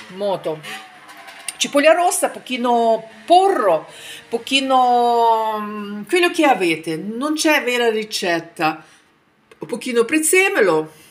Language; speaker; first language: Italian; non-native, fluent; Ukrainian